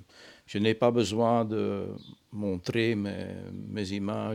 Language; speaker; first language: French; non-native, fluent; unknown